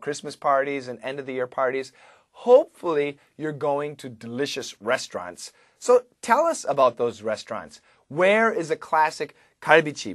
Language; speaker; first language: English; native; English